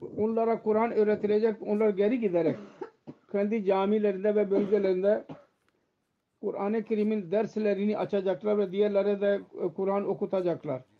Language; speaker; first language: Turkish; non-native, fluent; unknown